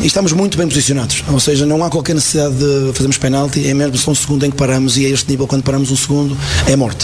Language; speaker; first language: Portuguese; native; Portuguese